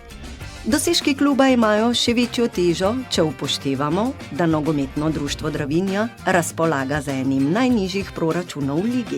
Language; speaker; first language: Slovenian; native; Slovenian